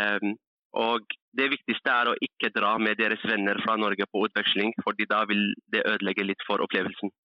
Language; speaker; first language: Norwegian; early bilingual, other home language; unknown